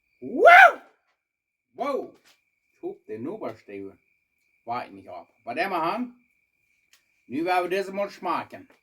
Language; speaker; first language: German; non-native, learner; Plautdietsch